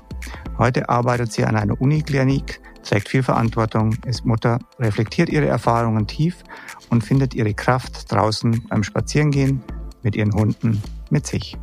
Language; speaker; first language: German; native; German